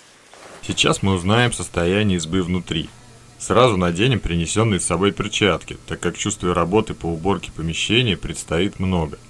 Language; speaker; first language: Russian; native; Russian